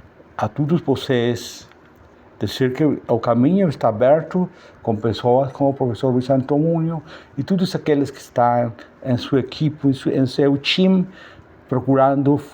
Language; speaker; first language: Portuguese; non-native, learner; Spanish